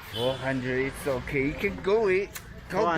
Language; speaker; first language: English; non-native, learner; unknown